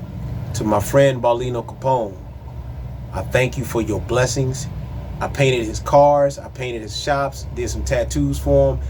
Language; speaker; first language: English; native; English